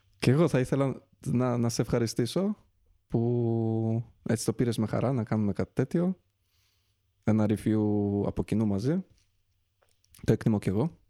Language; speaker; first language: Greek; early bilingual, other home language; Polish